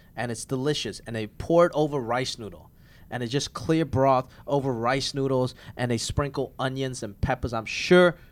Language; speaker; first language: English; non-native, local second language; Cantonese